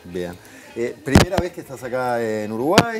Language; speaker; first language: Spanish; native; Spanish